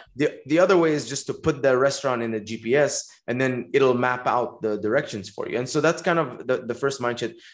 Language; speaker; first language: English; non-native, fluent; Arabic